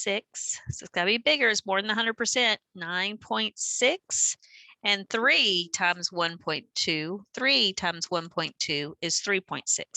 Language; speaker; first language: English; native; English